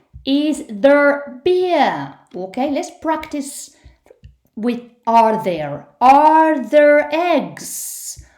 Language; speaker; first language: English; non-native, fluent; Spanish